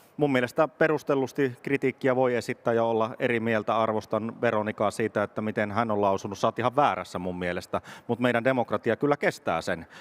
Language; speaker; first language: Finnish; native; Finnish